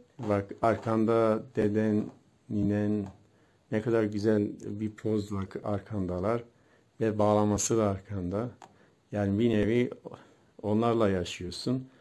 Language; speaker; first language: Turkish; non-native, local second language; Zaza